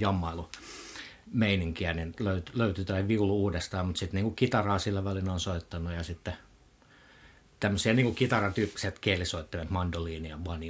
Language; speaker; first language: Finnish; native; Finnish